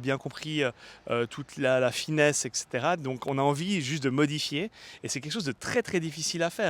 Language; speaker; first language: French; native; French